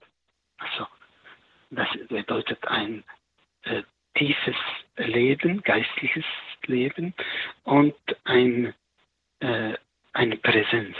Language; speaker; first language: German; non-native, learner; Arabic